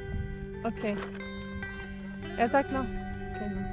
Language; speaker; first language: German; native; German